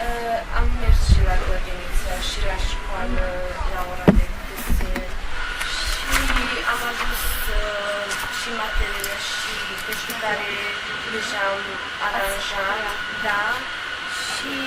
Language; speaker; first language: Romanian; non-native, local second language; Hungarian